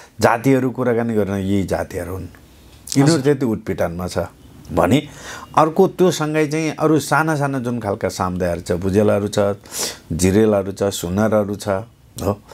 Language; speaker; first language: Nepali; non-native, local second language; Eastern Tamang